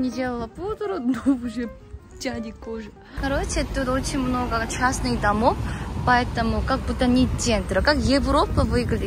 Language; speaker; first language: Russian; non-native, learner; Korean